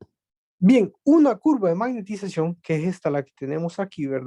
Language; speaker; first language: Spanish; native; Spanish